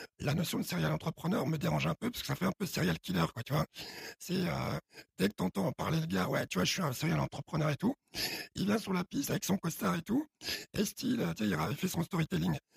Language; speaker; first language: French; early bilingual, other home language; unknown